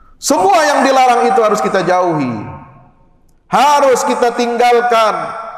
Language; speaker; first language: Malay; native; Malay